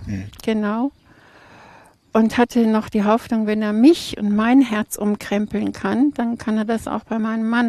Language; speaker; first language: German; native; German